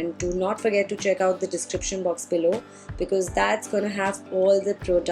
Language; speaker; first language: English; non-native, local second language; Hindi